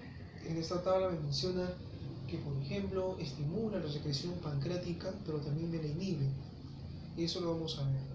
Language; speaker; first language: Spanish; native; Spanish